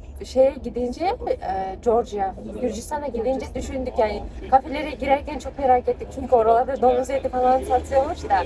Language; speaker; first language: Turkish; non-native, fluent; Kyrgyz